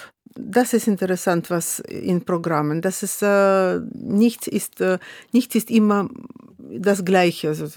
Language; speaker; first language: German; non-native, fluent; Russian